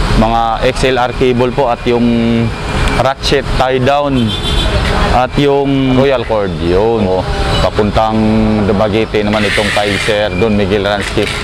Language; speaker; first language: Filipino; non-native, local second language; Cebuano